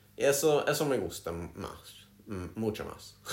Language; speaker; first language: Spanish; non-native, learner; English